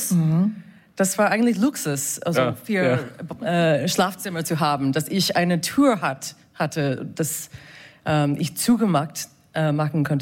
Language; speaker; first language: German; non-native, fluent; English